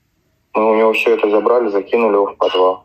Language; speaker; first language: Russian; native; Russian